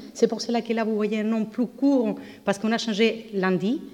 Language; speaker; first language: French; non-native, fluent; Spanish